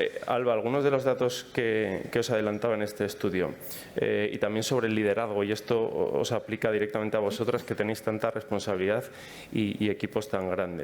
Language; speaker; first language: Spanish; native; Spanish